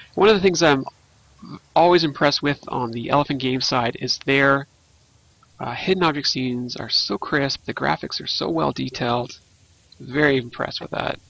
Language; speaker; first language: English; native; English